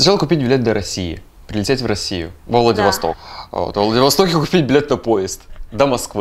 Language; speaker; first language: Russian; native; Russian